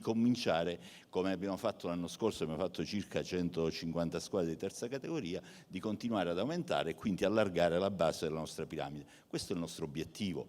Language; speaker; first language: Italian; native; Italian